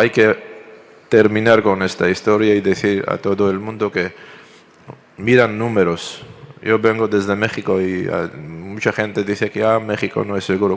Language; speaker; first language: Spanish; non-native, fluent; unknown